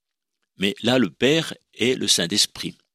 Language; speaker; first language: French; native; French